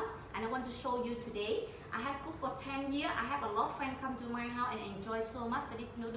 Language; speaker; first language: English; non-native, learner; Vietnamese